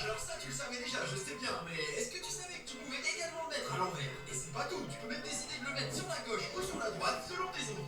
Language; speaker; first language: French; native; French